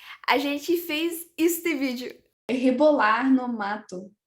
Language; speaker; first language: Portuguese; non-native, fluent; French